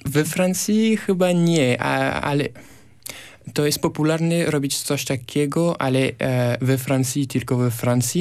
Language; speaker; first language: Polish; non-native, learner; French